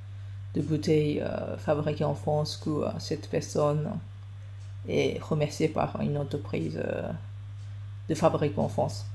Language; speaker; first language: French; non-native, fluent; Japanese